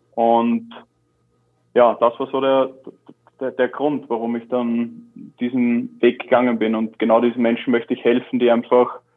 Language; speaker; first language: German; native; German